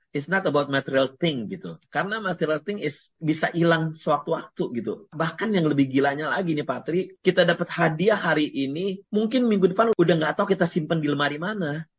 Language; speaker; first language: Indonesian; native; Indonesian